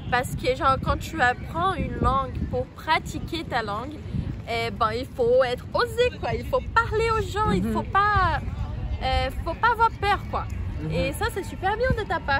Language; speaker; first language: French; non-native, fluent; Portuguese